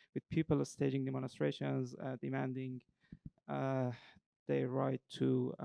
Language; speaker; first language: English; non-native, fluent; Persian